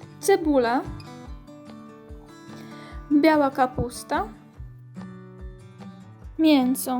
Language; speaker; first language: Polish; non-native, fluent; Ukrainian